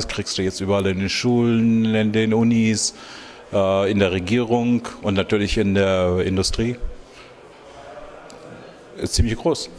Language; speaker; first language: German; non-native, fluent; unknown